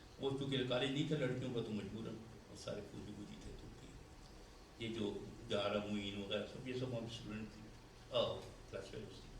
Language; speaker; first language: Urdu; non-native, local second language; Pashto